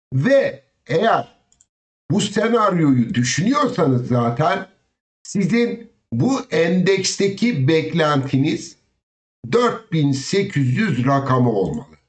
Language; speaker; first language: Turkish; native; Turkish